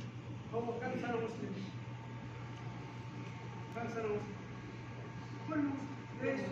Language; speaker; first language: Arabic; non-native, learner; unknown